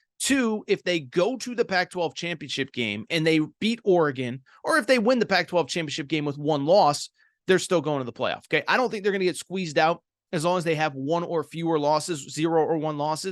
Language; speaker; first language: English; native; English